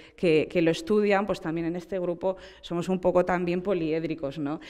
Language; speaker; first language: Spanish; native; Spanish